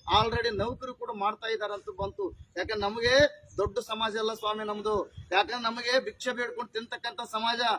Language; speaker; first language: Kannada; non-native, local second language; Telugu